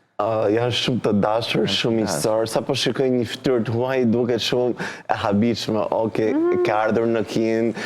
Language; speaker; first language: Albanian; native; Albanian